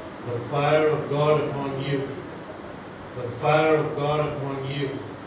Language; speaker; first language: English; non-native, local second language; Tamil